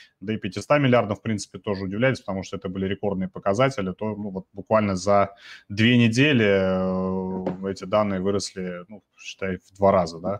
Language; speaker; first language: Russian; native; Russian